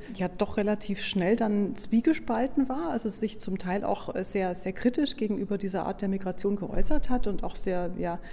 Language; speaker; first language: German; native; German